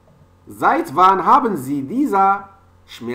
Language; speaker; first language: German; non-native, learner; French